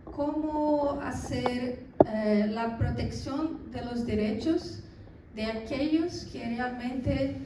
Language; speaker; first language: Spanish; non-native, fluent; Portuguese